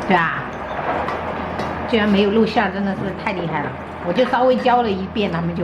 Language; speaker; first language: Chinese; native; Chinese